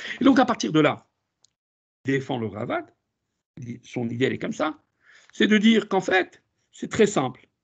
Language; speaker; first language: French; native; French